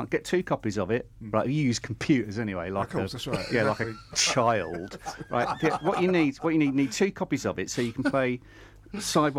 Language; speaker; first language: English; native; English